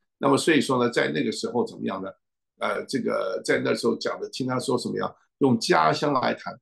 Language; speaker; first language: Chinese; native; Chinese